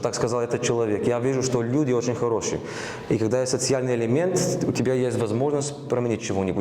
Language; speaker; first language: Russian; non-native, learner; Bulgarian